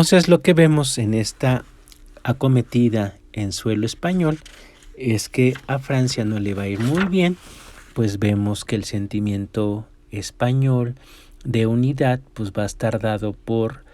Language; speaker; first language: Spanish; native; Spanish